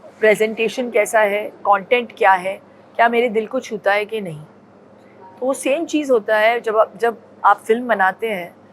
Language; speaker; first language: Hindi; non-native, local second language; Tulu